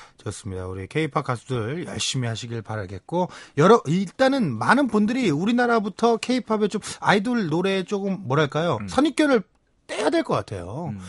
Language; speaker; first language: Korean; native; Korean